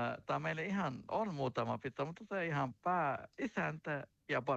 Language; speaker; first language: Finnish; non-native, learner; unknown